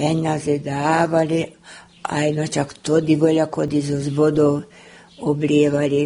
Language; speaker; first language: Slovak; native; Slovak